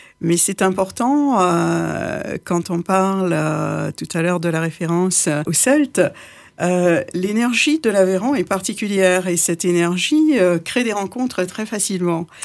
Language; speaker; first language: French; non-native, local second language; Morisyen